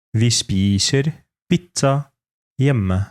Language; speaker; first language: Norwegian; non-native, fluent; Polish